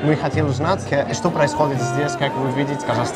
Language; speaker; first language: Russian; non-native, learner; Spanish